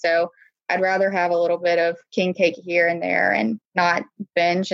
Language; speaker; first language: English; native; English